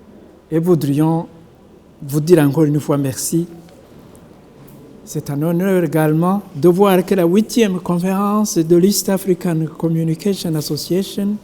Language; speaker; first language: French; non-native, local second language; Rundi